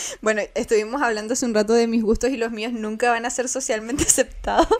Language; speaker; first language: Spanish; native; Spanish